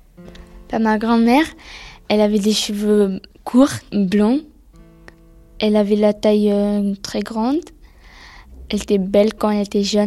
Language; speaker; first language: French; early bilingual, other home language; Pashto